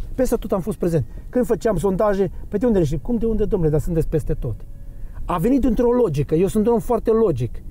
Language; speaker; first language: Romanian; non-native, fluent; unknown